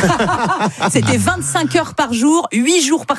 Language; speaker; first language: French; native; French